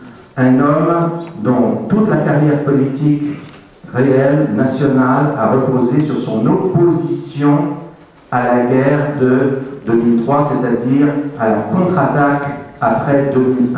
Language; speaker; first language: French; native; French